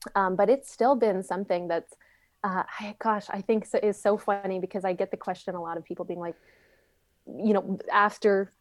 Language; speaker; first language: English; native; English